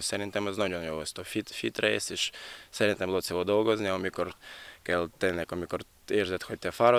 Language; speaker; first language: Hungarian; non-native, learner; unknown